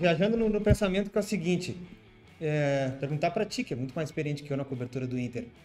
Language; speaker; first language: Portuguese; native; Portuguese